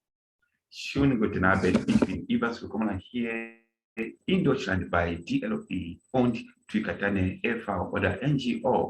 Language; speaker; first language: German; non-native, fluent; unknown